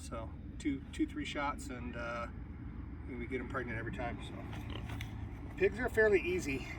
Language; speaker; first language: English; native; English